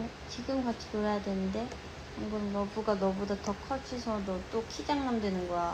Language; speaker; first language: Korean; early bilingual, heritage; Korean